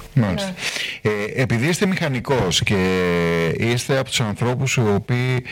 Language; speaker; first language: Greek; native; Greek